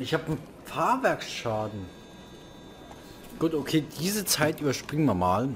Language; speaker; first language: German; native; German